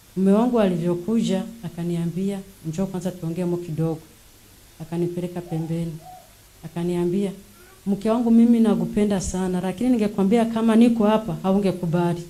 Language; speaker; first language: Swahili; non-native, local second language; Rundi